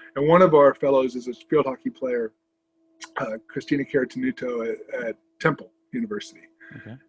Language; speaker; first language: English; native; English